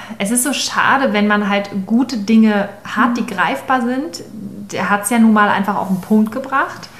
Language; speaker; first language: German; native; German